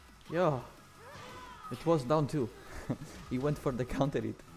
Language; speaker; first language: English; non-native, fluent; Italian